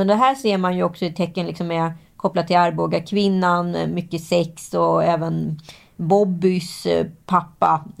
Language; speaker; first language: Swedish; native; Swedish